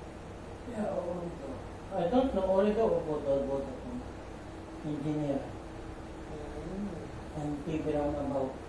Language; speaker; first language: English; non-native, learner; Filipino